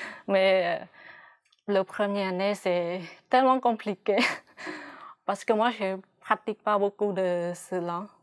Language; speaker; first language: French; non-native, fluent; Khmer